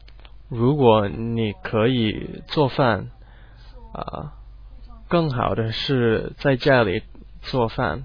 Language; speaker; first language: Chinese; non-native, learner; English